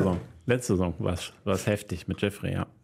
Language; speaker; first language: German; native; German